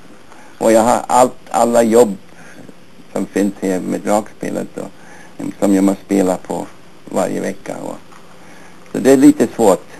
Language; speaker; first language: Swedish; early bilingual, heritage; Swedish